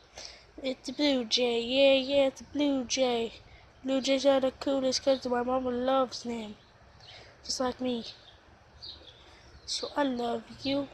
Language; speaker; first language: English; native; English